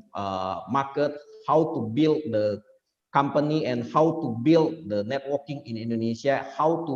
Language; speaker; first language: English; non-native, fluent; Indonesian